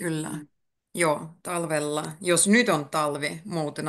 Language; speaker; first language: Finnish; native; Finnish